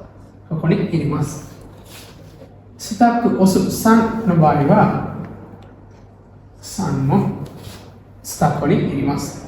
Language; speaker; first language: Japanese; non-native, learner; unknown